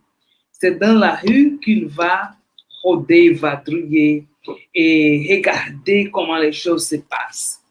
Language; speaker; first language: French; non-native, fluent; Portuguese